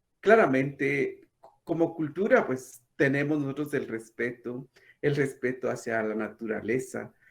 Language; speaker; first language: Spanish; non-native, local second language; Kaqchikel